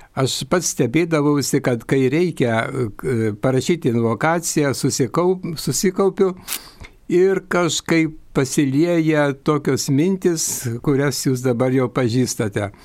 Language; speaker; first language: Lithuanian; native; Lithuanian